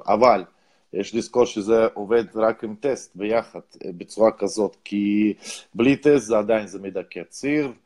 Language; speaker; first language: Hebrew; non-native, fluent; Russian